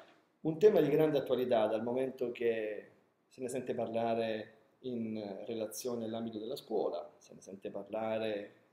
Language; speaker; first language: Italian; native; Italian